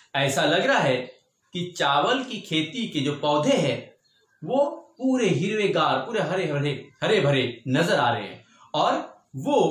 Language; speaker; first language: Hindi; non-native, local second language; Marathi